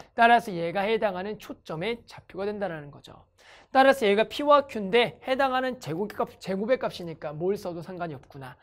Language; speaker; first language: Korean; native; Korean